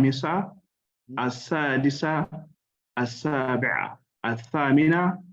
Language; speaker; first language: Arabic; non-native, learner; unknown